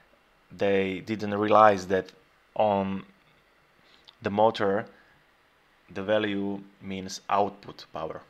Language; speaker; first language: English; non-native, fluent; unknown